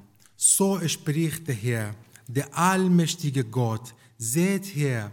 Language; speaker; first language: German; non-native, fluent; Persian